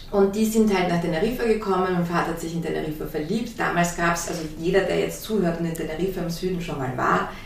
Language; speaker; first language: German; early bilingual, heritage; German